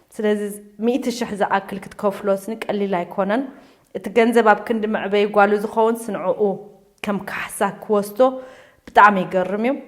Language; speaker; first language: Tigrinya; native; Tigrinya